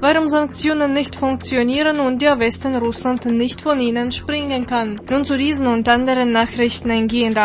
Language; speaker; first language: German; non-native, fluent; Russian